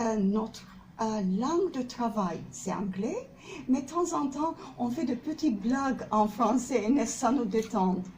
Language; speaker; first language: French; non-native, fluent; Turkish